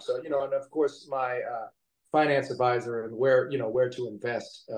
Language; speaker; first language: English; native; English